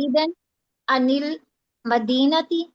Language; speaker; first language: Arabic; non-native, learner; Urdu